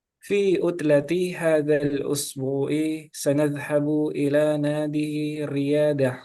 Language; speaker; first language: Arabic; non-native, learner; Indonesian